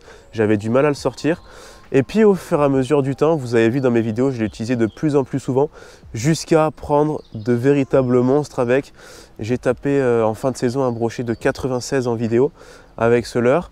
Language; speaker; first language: French; native; French